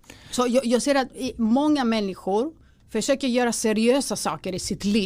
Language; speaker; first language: Swedish; non-native, fluent; Greek